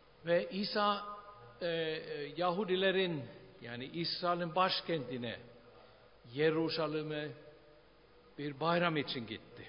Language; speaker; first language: Turkish; non-native, fluent; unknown